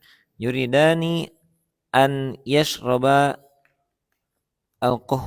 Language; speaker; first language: Arabic; non-native, learner; Indonesian